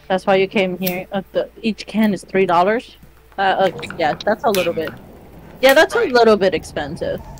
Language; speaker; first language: English; early bilingual, other home language; Spanish